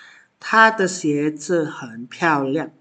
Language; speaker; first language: Chinese; non-native, fluent; Indonesian